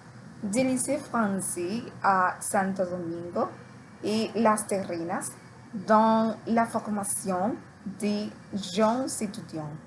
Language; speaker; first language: French; non-native, learner; Spanish